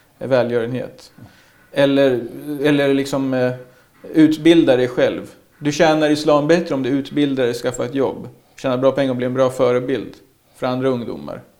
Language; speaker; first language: Swedish; native; Swedish